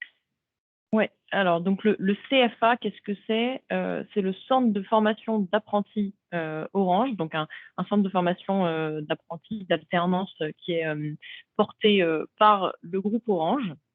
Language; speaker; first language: French; native; French